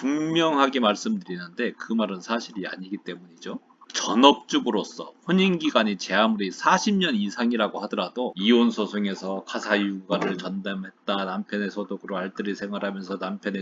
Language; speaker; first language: Korean; native; Korean